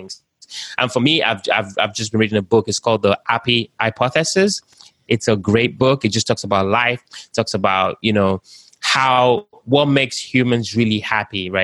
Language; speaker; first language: English; non-native, local second language; Yoruba